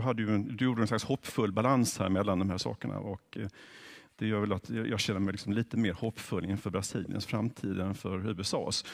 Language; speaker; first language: Swedish; native; Swedish